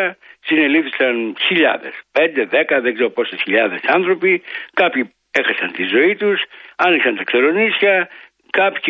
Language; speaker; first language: Greek; native; Greek